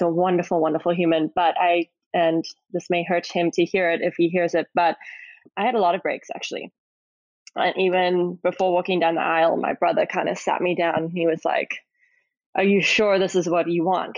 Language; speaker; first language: English; native; English